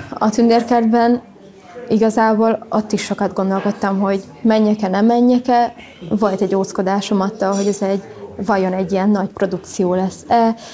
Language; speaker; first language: Hungarian; native; Hungarian